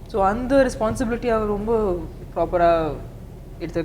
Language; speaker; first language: Tamil; non-native, fluent; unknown